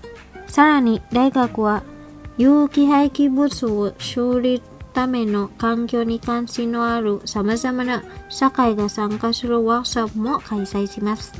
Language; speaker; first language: Japanese; non-native, fluent; Indonesian